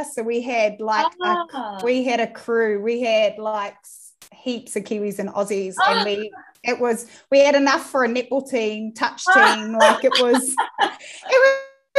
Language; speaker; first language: English; native; English